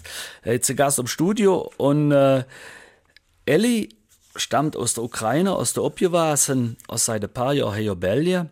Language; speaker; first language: German; native; German